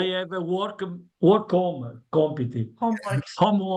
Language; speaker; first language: English; non-native, learner; Italian